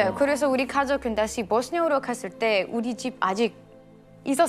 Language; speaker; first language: Korean; non-native, fluent; Bosnian